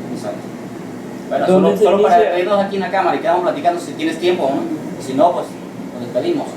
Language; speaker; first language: Spanish; native; Spanish